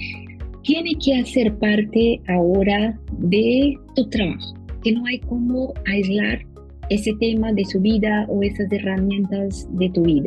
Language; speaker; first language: Spanish; non-native, fluent; Portuguese